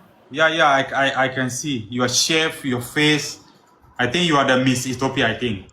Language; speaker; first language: English; non-native, learner; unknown